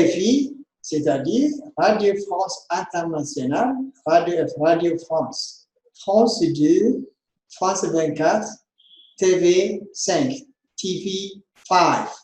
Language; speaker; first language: French; non-native, fluent; Amharic